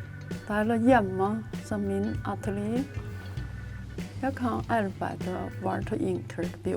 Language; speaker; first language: Norwegian; non-native, learner; Chinese